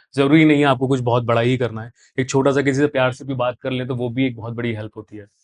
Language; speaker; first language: Hindi; native; Hindi